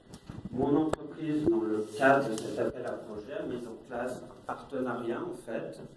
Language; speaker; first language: French; native; French